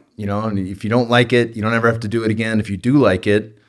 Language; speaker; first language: English; native; English